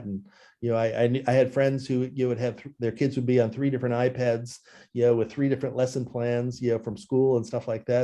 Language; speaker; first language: English; native; English